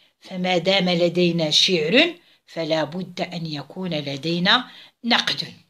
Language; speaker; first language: Arabic; native; Arabic